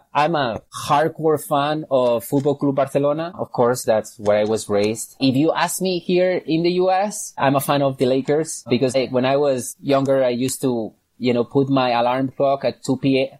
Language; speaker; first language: English; non-native, fluent; Catalan